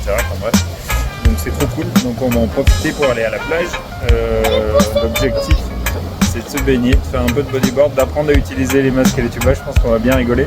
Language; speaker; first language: French; native; French